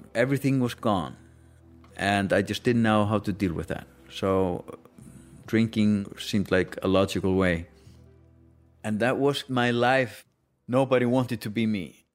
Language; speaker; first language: English; non-native, fluent; Icelandic